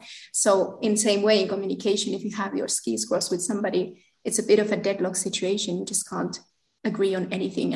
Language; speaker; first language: English; non-native, fluent; Finnish